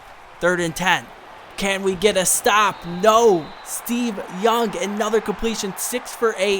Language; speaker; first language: English; native; English